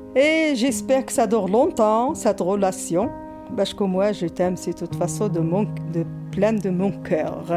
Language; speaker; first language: French; non-native, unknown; Arabic